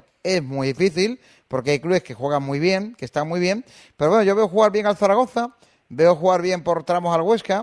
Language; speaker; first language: Spanish; native; Spanish